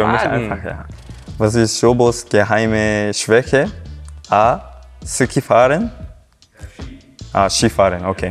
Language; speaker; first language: German; non-native, learner; Korean